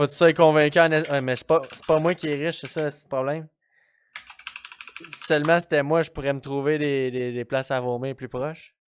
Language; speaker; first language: French; native; French